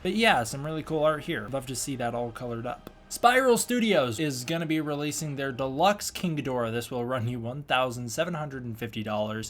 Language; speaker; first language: English; native; English